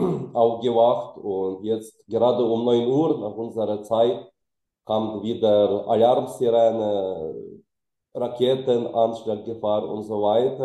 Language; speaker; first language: German; non-native, fluent; Ukrainian